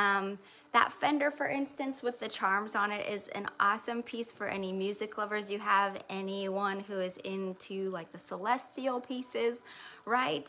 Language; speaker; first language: English; native; English